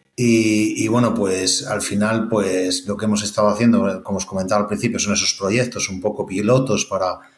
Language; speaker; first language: Spanish; native; Spanish